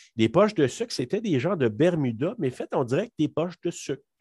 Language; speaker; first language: French; native; French